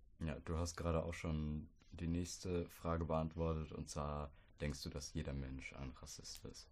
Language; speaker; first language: German; native; German